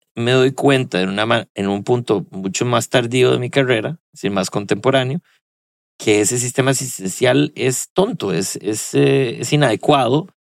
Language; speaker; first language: Spanish; early bilingual, heritage; Spanish